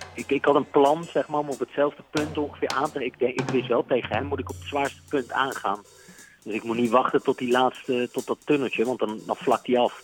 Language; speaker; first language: Dutch; native; Dutch